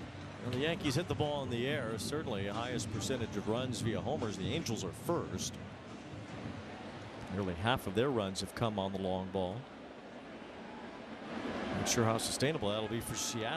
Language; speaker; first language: English; native; English